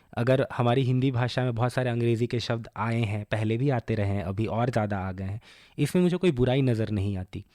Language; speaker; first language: Hindi; non-native, local second language; Bangla